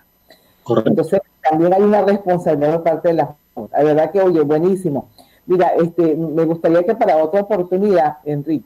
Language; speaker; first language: Spanish; native; Spanish